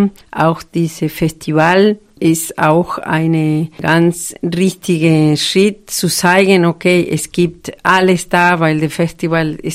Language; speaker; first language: German; non-native, fluent; Spanish